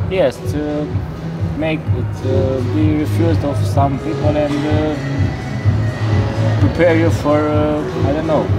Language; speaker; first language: English; non-native, learner; Romanian